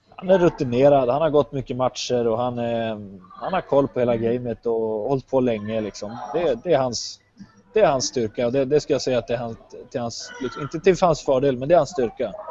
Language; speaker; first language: Swedish; native; Swedish